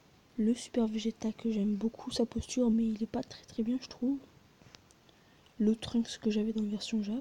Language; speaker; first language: French; native; French